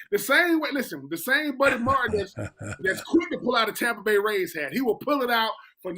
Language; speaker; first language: English; native; English